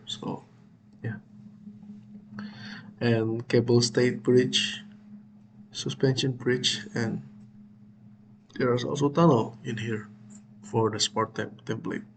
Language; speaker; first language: English; non-native, fluent; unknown